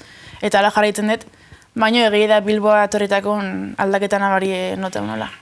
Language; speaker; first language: Basque; native; Basque